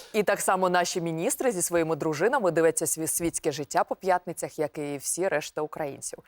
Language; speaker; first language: Ukrainian; native; Ukrainian